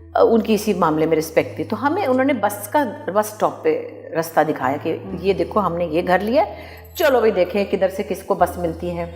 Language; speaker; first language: Urdu; native; Urdu